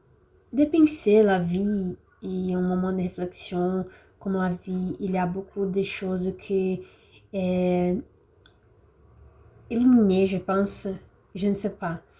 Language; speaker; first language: French; non-native, learner; Portuguese